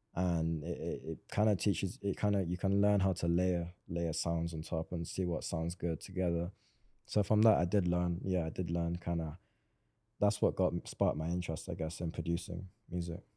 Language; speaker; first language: English; native; English